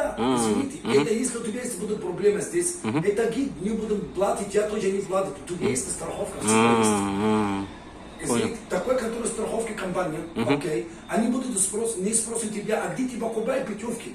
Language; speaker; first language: Russian; non-native, learner; Arabic